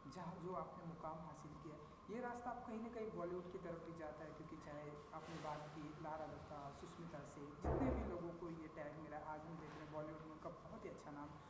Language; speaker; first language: Hindi; native; Hindi